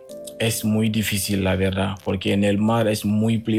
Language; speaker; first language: Spanish; non-native, learner; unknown